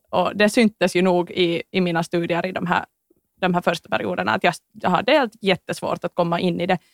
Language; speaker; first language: Swedish; native; Swedish